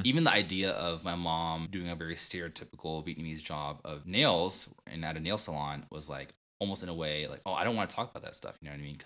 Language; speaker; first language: English; early bilingual, other home language; Vietnamese